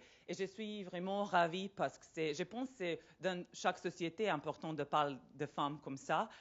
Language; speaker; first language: French; non-native, fluent; Serbian